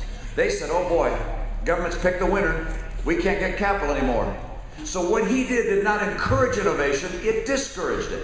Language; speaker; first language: English; native; English